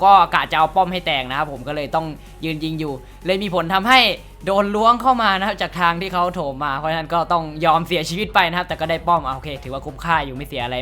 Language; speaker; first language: Thai; native; Thai